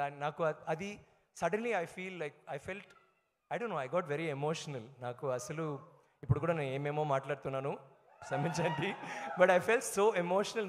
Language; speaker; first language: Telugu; non-native, learner; Tamil